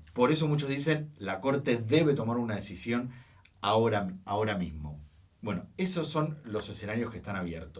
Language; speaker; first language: Spanish; native; Spanish